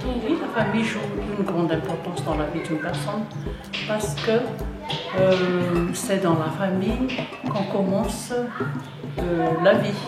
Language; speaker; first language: French; non-native, local second language; Malagasy